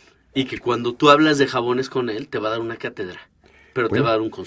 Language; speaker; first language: Spanish; native; Spanish